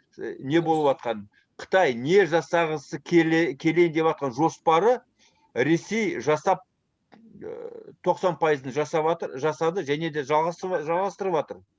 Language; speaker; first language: Kazakh; early bilingual, heritage; Kazakh